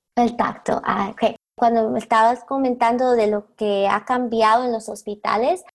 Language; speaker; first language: Spanish; native; Spanish